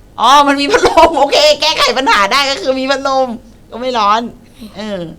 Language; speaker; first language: Thai; native; Thai